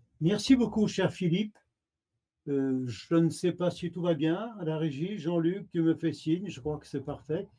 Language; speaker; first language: French; native; French